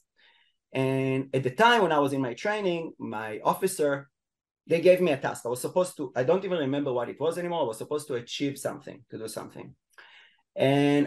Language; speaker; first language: English; non-native, fluent; Hebrew